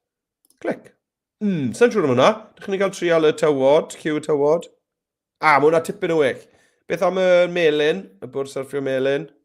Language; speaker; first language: Welsh; native; Welsh